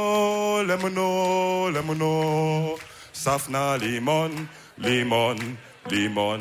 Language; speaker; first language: German; early bilingual, other home language; Wolof